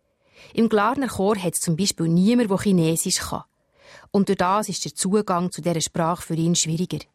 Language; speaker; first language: German; native; German